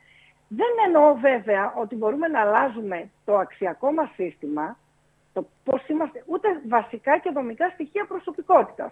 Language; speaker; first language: Greek; native; Greek